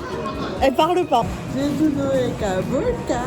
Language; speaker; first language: French; native; French